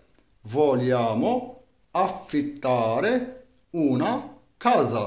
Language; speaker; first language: Italian; non-native, fluent; Arabic